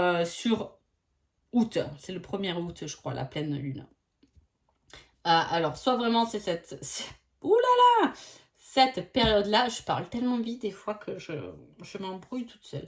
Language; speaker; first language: French; native; French